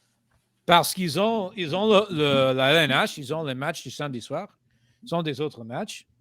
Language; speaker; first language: French; non-native, fluent; English